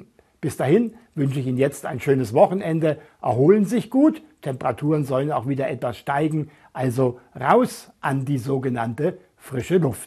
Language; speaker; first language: German; native; German